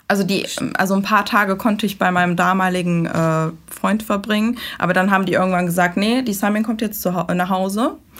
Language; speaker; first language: German; early bilingual, other home language; Persian